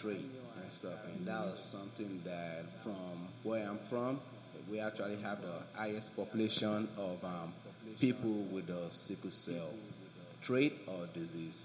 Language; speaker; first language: English; non-native, local second language; Yoruba